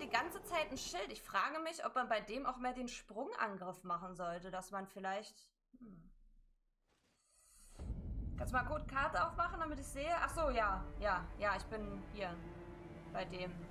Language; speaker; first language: German; native; German